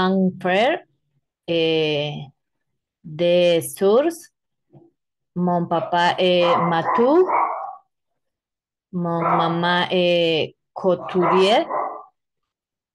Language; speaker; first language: French; non-native, learner; Spanish